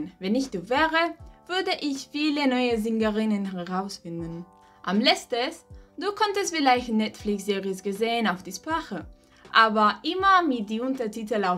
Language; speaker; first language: German; non-native, learner; Catalan